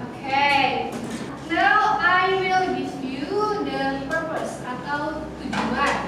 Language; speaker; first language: English; non-native, local second language; Indonesian